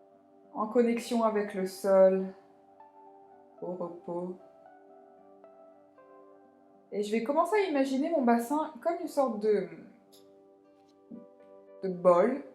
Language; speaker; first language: French; native; French